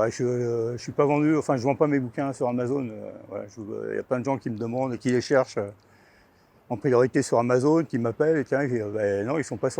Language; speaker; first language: French; native; French